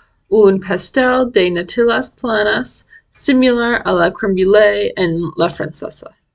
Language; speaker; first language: Spanish; non-native, learner; English